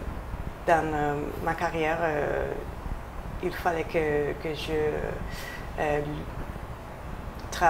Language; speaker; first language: French; non-native, fluent; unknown